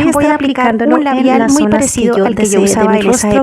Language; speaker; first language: Spanish; native; Spanish